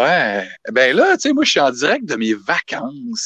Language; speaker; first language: French; native; French